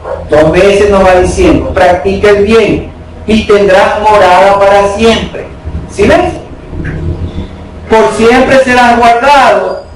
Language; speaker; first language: Spanish; native; Spanish